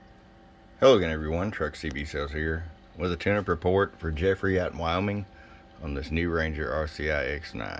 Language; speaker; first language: English; native; English